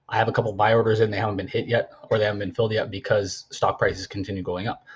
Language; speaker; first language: English; native; English